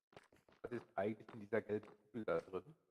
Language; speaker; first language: German; native; German